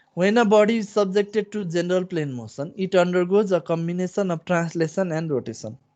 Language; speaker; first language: English; non-native, local second language; Nepali